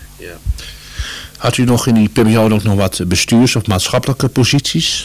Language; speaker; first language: Dutch; native; Dutch